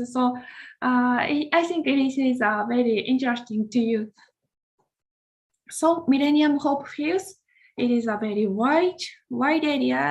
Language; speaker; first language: English; non-native, learner; Japanese